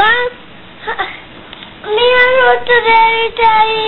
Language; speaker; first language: Spanish; native; Spanish